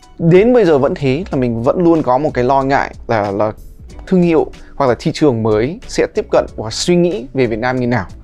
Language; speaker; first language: Vietnamese; early bilingual, heritage; Vietnamese